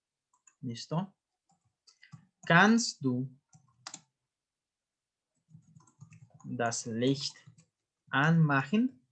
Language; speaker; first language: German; non-native, learner; Spanish